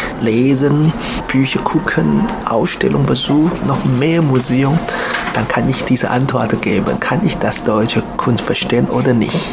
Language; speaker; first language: German; non-native, learner; Chinese